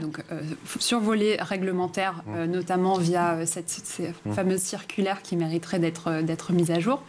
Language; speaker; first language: French; native; French